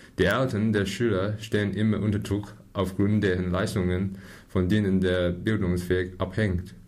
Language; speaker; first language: German; non-native, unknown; Cantonese